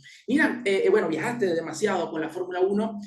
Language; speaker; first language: Spanish; native; Spanish